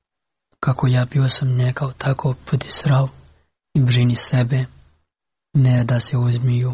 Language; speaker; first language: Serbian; non-native, learner; Pashto